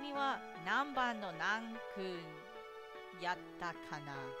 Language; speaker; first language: Japanese; non-native, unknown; English